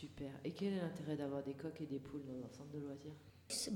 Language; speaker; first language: French; native; French